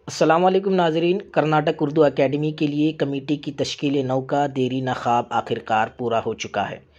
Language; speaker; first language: Urdu; native; Urdu